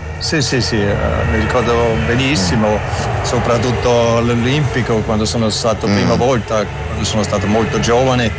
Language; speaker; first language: Italian; non-native, fluent; German